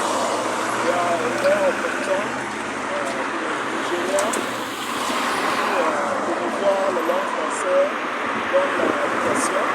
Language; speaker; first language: French; non-native, learner; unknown